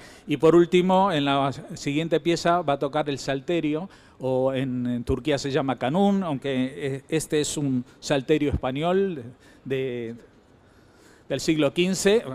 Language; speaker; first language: Spanish; native; Spanish